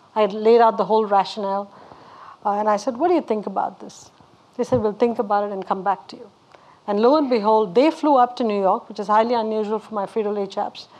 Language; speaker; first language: English; non-native, local second language; Tamil